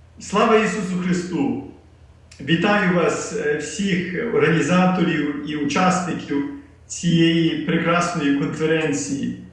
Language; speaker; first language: Ukrainian; early bilingual, heritage; Ukrainian